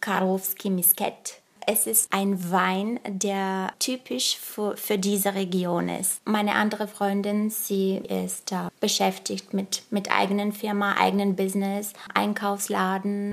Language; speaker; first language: German; early bilingual, other home language; Bulgarian